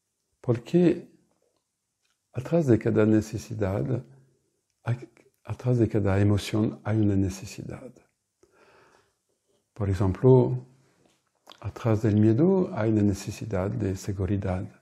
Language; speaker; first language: Spanish; non-native, fluent; French